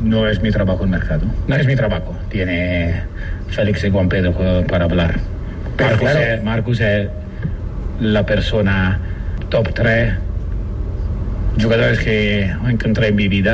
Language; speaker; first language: Spanish; non-native, learner; Italian